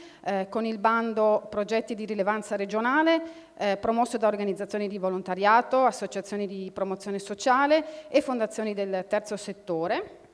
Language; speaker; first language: Italian; native; Italian